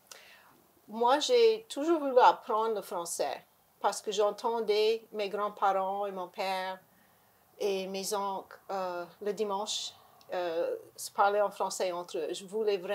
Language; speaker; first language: French; native; French